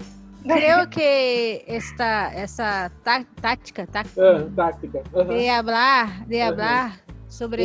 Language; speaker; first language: Spanish; non-native, learner; Portuguese